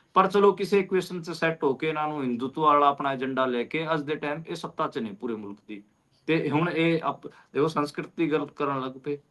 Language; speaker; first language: Punjabi; non-native, local second language; Hindi